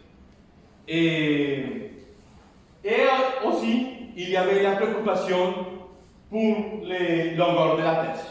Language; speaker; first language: French; non-native, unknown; Spanish